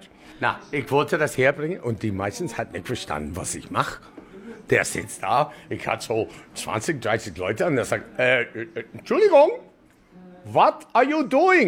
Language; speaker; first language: German; non-native, learner; English